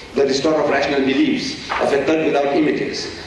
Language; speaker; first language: English; non-native, local second language; Gujarati